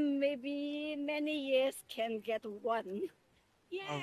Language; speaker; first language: English; non-native, learner; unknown